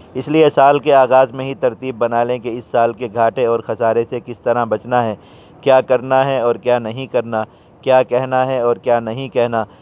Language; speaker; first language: Urdu; native; Urdu